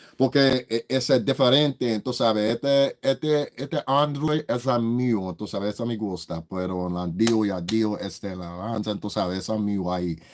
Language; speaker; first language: Spanish; non-native, learner; English